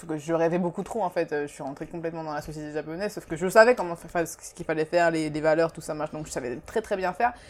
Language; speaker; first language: French; early bilingual, other home language; Japanese